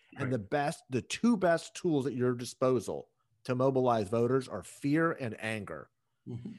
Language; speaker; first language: English; native; English